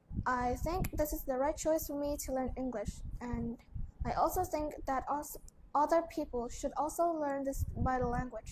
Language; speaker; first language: English; non-native, learner; Vietnamese